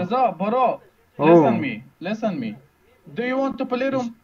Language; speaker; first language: English; non-native, learner; Uzbek